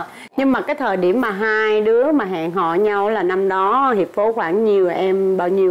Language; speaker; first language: Vietnamese; native; Vietnamese